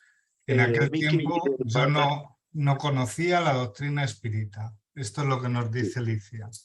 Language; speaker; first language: Spanish; native; Spanish